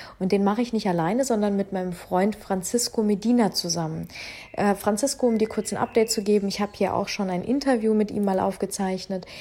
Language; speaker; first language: German; early bilingual, other home language; Russian